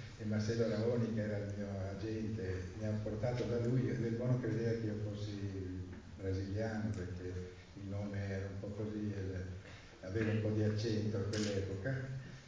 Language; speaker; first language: Italian; native; Italian